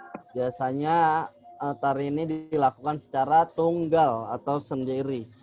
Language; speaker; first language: Indonesian; native; Indonesian